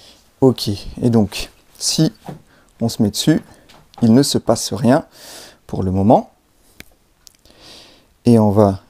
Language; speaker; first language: French; native; French